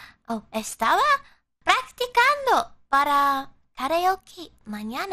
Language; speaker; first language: Spanish; non-native, learner; English